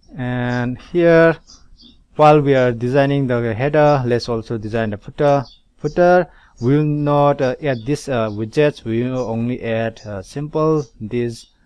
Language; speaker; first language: English; non-native, local second language; Manipuri